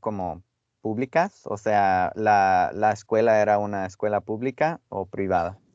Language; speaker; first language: Spanish; non-native, fluent; English